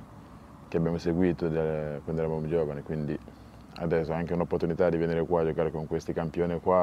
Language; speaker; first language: Italian; non-native, fluent; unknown